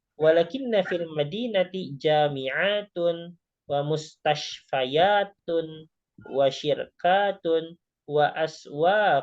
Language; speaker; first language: Arabic; non-native, fluent; Indonesian